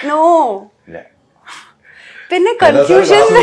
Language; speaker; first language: Malayalam; early bilingual, heritage; Malayalam